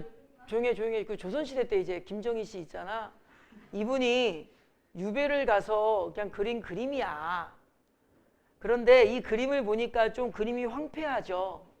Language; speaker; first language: Korean; native; Korean